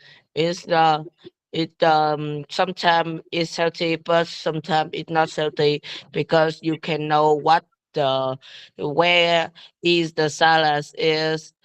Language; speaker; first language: English; non-native, learner; Vietnamese